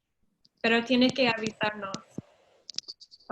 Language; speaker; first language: Spanish; non-native, learner; English